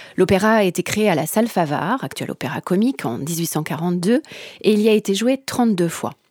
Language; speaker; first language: French; native; French